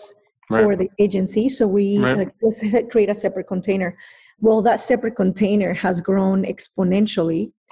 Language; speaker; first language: English; non-native, fluent; Spanish